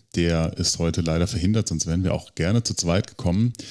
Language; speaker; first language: German; native; German